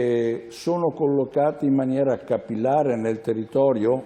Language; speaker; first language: Italian; native; Italian